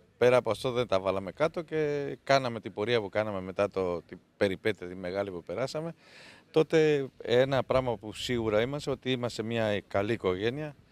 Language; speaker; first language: Greek; non-native, fluent; Spanish